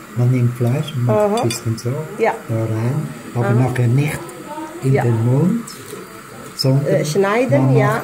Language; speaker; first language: German; non-native, learner; Arabic